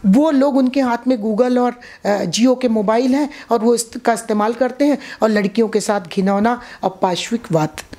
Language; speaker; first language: Hindi; native; Hindi